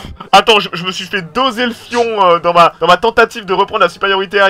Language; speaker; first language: French; native; French